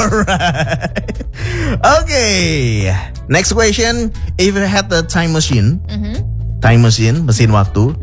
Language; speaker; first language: English; non-native, learner; Indonesian